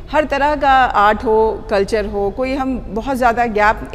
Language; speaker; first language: Hindi; native; Hindi